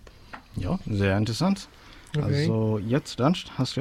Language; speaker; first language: German; non-native, fluent; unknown